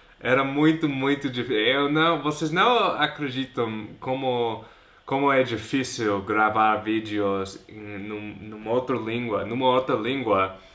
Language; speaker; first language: Portuguese; non-native, fluent; English